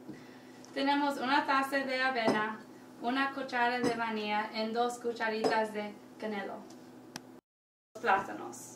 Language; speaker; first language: Spanish; non-native, learner; English